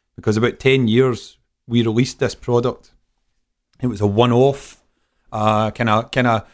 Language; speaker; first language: English; native; English